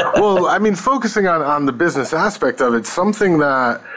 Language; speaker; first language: English; native; English